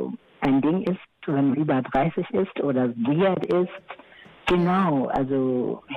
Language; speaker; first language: German; non-native, fluent; Swahili